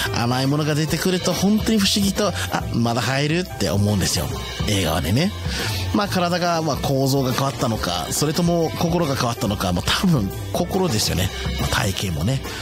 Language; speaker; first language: Japanese; non-native, fluent; English